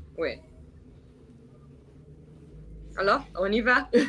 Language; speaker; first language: French; non-native, learner; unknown